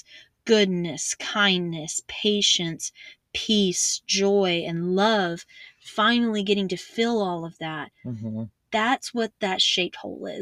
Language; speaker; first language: English; native; English